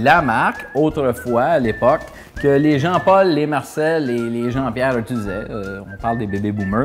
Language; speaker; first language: French; native; French